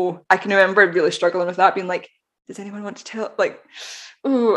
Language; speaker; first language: English; native; English